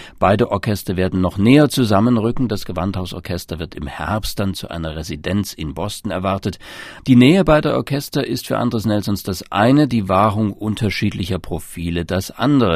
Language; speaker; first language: German; native; German